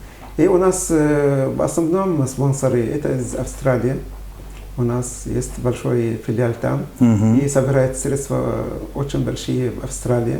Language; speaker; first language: Russian; non-native, fluent; Arabic